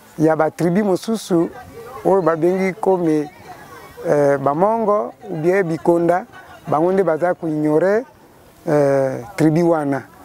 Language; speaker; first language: Lingala; native; Lingala